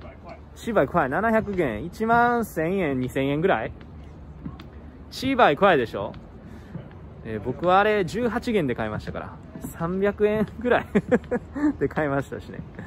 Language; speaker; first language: Japanese; native; Japanese